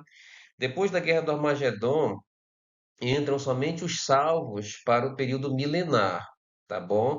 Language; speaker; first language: Portuguese; native; Portuguese